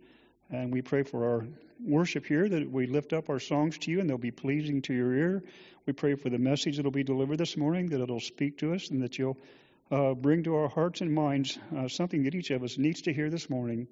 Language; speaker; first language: English; native; English